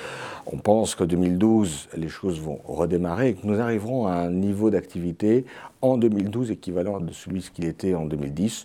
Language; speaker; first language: French; native; French